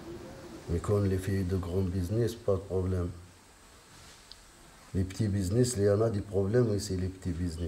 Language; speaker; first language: French; non-native, learner; Riffian